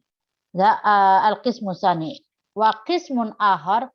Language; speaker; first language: Arabic; non-native, fluent; Indonesian